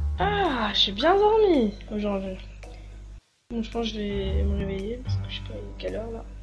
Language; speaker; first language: French; native; French